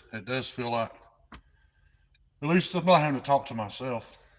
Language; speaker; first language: English; native; English